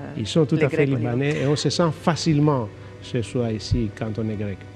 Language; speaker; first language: French; non-native, fluent; Greek